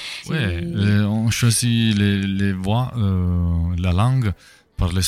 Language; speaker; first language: French; non-native, learner; Italian